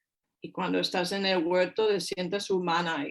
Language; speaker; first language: Spanish; non-native, fluent; German